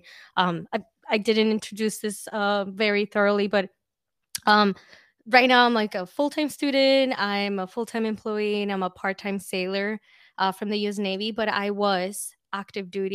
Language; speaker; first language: English; early bilingual, other home language; Spanish